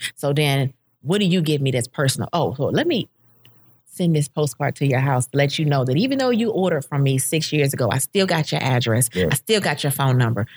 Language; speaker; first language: English; native; English